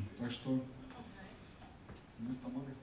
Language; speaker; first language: Russian; native; Russian